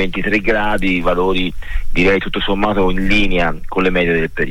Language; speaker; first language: Italian; native; Italian